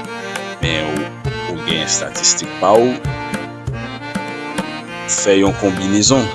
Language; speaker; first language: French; non-native, local second language; Haitian Creole